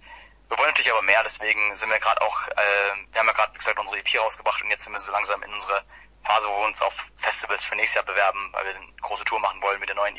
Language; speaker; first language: German; native; German